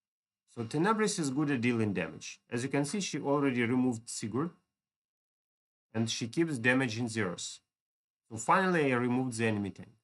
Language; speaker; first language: English; non-native, fluent; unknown